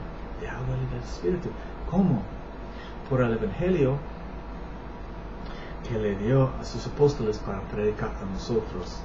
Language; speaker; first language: Spanish; non-native, learner; English